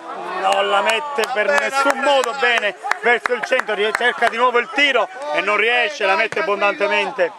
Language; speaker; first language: Italian; native; Italian